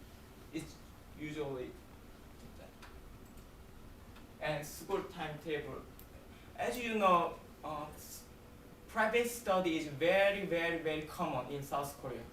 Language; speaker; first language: English; non-native, learner; Korean